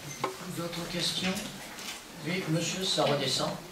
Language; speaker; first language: French; native; French